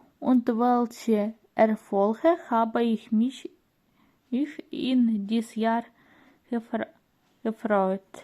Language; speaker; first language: German; non-native, learner; Ukrainian